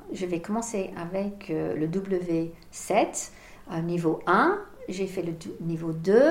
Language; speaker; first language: French; non-native, fluent; English